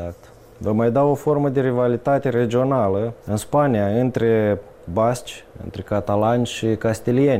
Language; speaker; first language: Romanian; native; Romanian